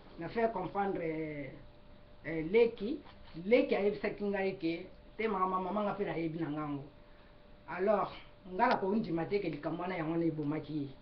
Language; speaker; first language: Lingala; native; Lingala